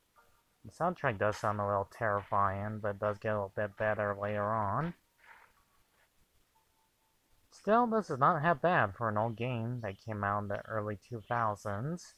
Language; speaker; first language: English; native; English